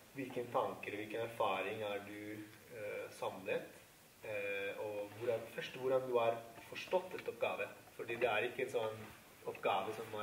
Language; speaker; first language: Norwegian; non-native, fluent; Italian